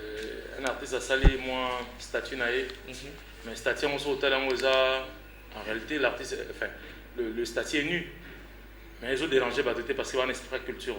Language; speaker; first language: French; non-native, local second language; Lingala